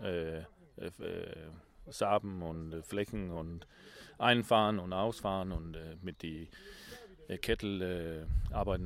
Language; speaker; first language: German; non-native, learner; Danish